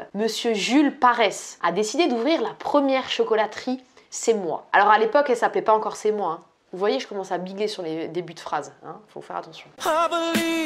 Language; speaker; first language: French; native; French